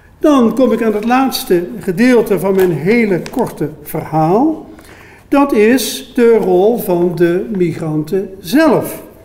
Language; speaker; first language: Dutch; native; Dutch